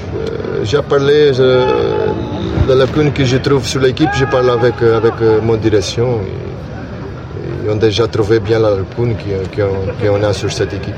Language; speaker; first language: French; non-native, learner; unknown